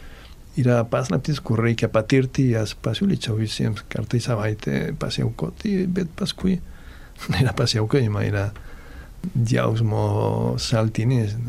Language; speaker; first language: Lithuanian; non-native, fluent; Catalan